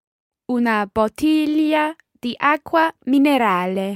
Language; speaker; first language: Italian; non-native, learner; English